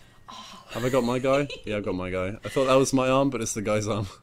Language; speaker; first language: English; native; English